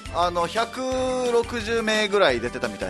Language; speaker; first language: Japanese; native; Japanese